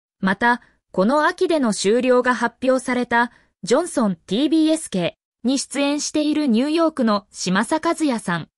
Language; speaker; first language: Japanese; native; Japanese